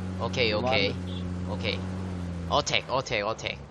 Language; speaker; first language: English; non-native, learner; Korean